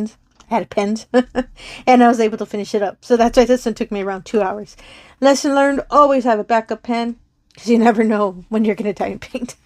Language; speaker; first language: English; native; English